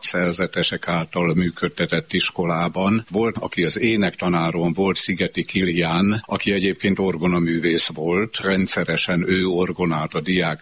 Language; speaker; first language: Hungarian; native; Hungarian